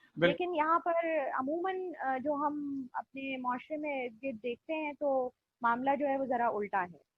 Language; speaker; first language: Urdu; native; Urdu